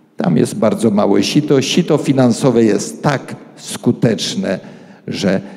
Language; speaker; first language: Polish; native; Polish